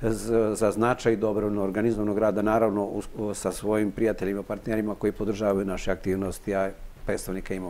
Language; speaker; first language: Serbian; native; Serbian